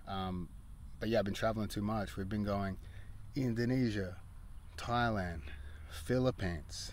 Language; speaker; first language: English; native; English